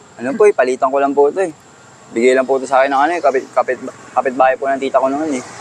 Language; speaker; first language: Filipino; native; Filipino